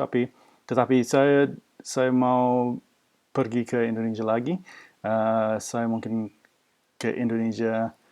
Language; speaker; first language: Indonesian; non-native, fluent; English